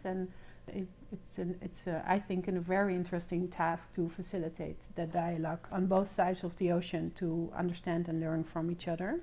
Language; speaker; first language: English; non-native, fluent; Dutch